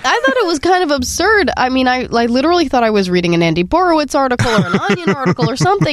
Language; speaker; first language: English; native; English